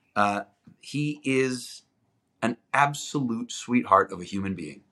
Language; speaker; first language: English; non-native, fluent; Greek